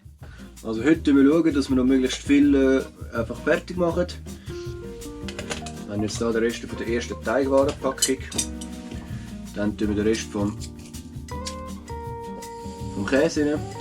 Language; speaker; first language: German; native; German